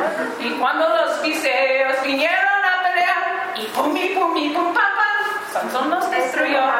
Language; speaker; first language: Spanish; non-native, learner; English